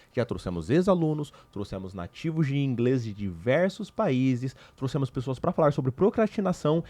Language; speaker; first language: Portuguese; native; Portuguese